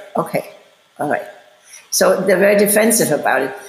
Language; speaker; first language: English; non-native, fluent; German